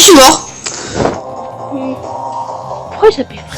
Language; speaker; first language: French; early bilingual, other home language; Romanian